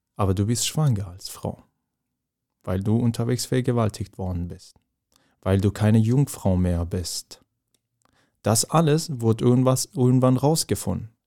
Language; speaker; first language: German; non-native, fluent; Persian